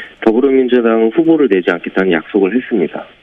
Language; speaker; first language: Korean; native; Korean